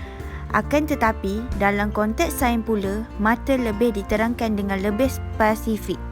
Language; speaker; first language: Malay; native; Malay